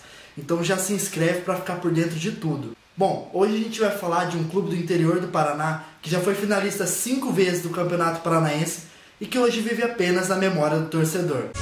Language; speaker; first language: Portuguese; native; Portuguese